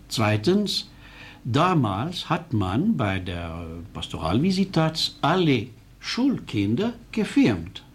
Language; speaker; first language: German; non-native, local second language; French